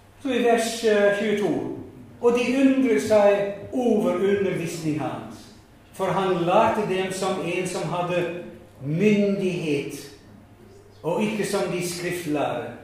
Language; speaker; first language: Norwegian; non-native, fluent; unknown